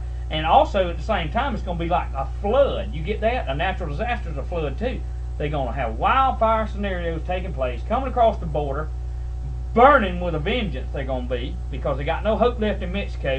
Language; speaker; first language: English; native; English